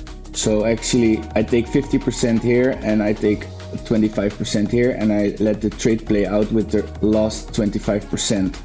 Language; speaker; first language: English; non-native, fluent; Dutch